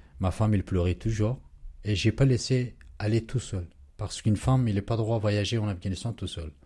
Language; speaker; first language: French; non-native, learner; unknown